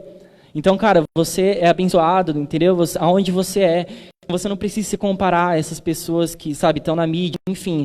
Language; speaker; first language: Portuguese; native; Portuguese